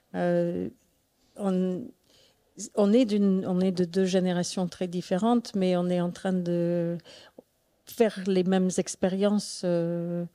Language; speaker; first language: French; non-native, fluent; English